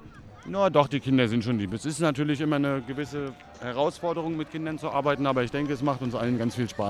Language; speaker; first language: German; native; German